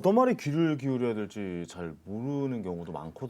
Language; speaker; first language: Korean; native; Korean